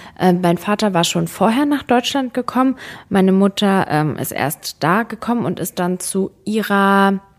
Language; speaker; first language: German; early bilingual, other home language; Serbian